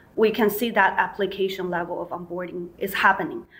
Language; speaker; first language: English; non-native, fluent; Chinese